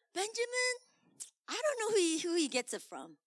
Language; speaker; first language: English; early bilingual, other home language; Korean